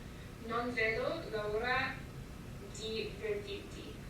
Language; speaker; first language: Italian; non-native, learner; English